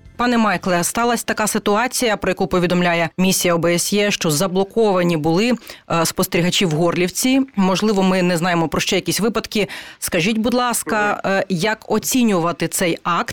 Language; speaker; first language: Ukrainian; native; Ukrainian